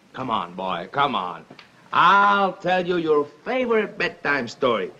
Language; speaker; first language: English; non-native, fluent; Spanish